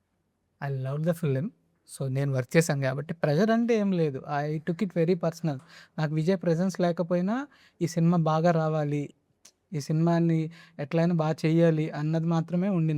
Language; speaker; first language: Telugu; native; Telugu